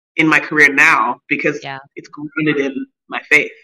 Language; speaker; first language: English; native; English